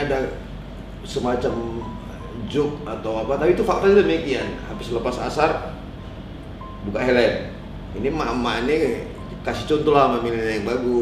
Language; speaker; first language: Indonesian; native; Indonesian